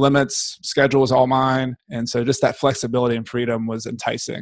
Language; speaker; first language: English; native; English